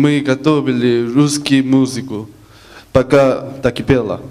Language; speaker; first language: Russian; non-native, fluent; Korean